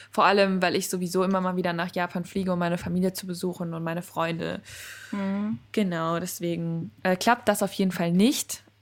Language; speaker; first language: German; native; German